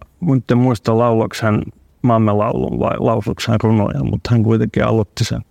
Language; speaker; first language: Finnish; non-native, local second language; Swedish